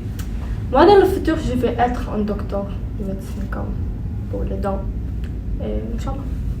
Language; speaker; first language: French; non-native, learner; Arabic